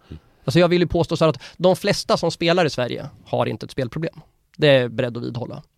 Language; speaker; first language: Swedish; native; Swedish